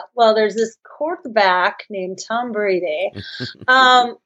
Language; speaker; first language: English; native; English